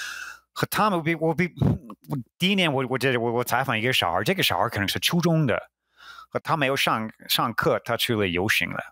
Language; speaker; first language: Chinese; non-native, fluent; English